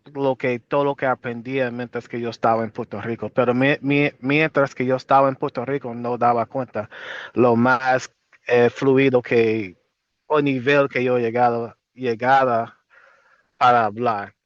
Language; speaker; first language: Spanish; non-native, fluent; English